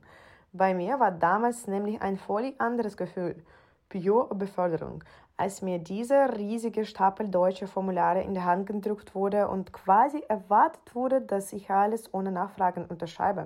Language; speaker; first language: German; non-native, fluent; Ukrainian